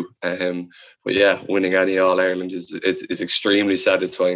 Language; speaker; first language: English; native; English